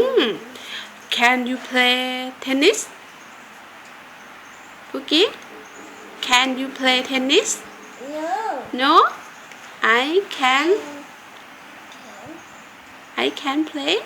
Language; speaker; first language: English; non-native, learner; Thai